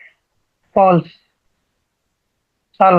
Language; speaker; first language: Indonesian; non-native, learner; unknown